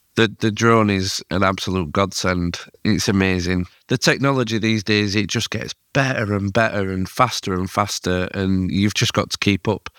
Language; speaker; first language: English; native; English